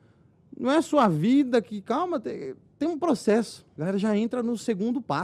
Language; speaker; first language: Portuguese; native; Portuguese